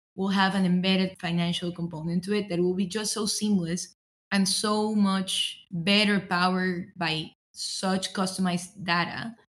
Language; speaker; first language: English; non-native, fluent; Spanish